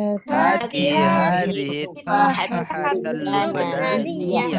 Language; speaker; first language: Arabic; non-native, learner; Indonesian